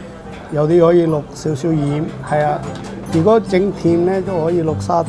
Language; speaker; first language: Cantonese; non-native, fluent; Urdu